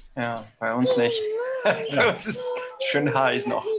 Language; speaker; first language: German; non-native, fluent; Portuguese